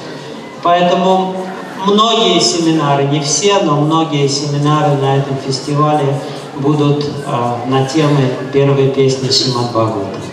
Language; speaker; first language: Russian; native; Russian